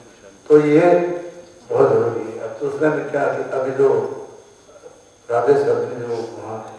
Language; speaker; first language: Hindi; native; Hindi